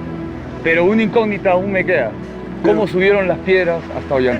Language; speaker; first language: Spanish; native; Spanish